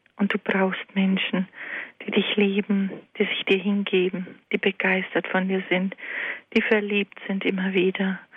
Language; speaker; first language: German; early bilingual, other home language; Croatian